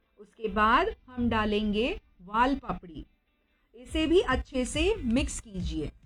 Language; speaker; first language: Hindi; non-native, local second language; Marathi